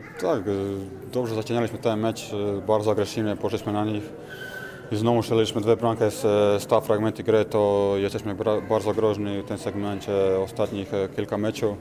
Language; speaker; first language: Polish; non-native, fluent; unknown